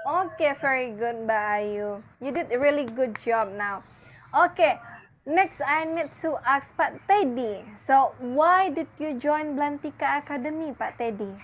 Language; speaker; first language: English; non-native, fluent; Indonesian